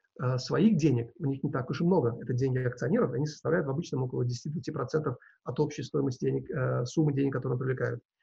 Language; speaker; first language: Russian; non-native, local second language; Uzbek